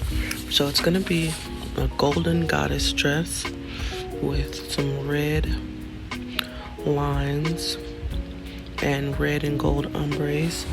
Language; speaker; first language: English; native; English